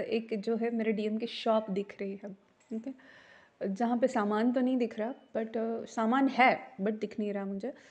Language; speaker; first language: Hindi; non-native, local second language; Marathi